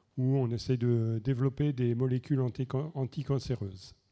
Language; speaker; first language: French; native; French